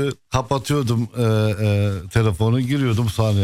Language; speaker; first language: Turkish; early bilingual, heritage; Turkish